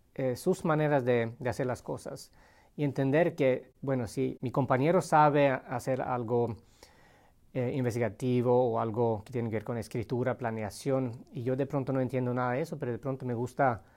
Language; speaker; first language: Spanish; non-native, fluent; Swedish